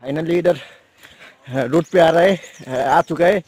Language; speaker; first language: Hindi; non-native, learner; Nepali